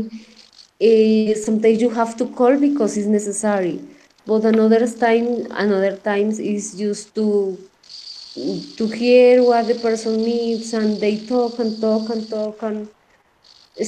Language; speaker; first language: English; non-native, learner; Spanish